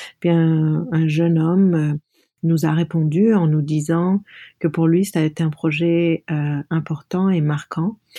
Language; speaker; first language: French; non-native, local second language; Arabic